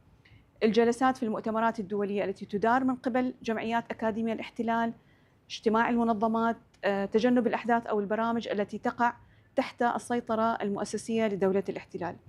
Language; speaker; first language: Arabic; native; Arabic